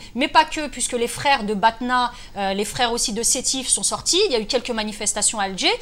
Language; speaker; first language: French; native; French